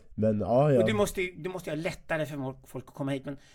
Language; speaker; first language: Swedish; native; Swedish